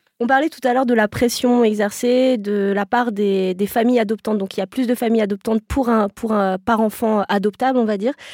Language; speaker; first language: French; native; French